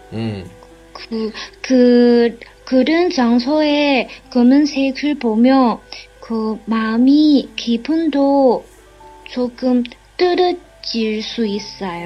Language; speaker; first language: Korean; non-native, learner; Chinese